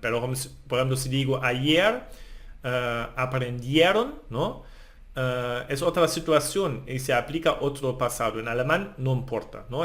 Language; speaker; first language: Spanish; non-native, fluent; German